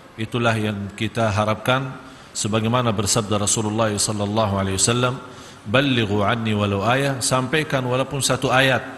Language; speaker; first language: Malay; non-native, fluent; Arabic